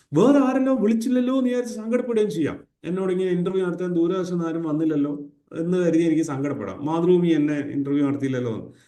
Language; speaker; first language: Malayalam; native; Malayalam